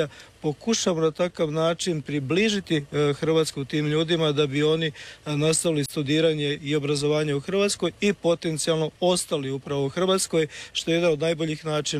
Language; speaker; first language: Serbian; native; Serbian